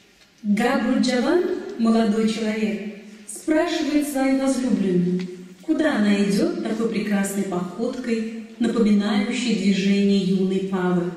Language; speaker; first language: Russian; native; Russian